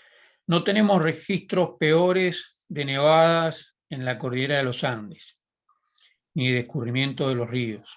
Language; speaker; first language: Spanish; native; Spanish